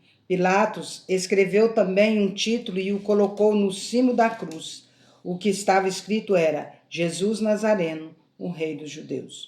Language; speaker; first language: Portuguese; native; Portuguese